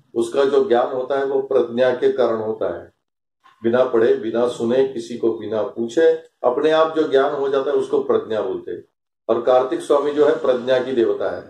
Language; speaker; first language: Hindi; non-native, local second language; Marathi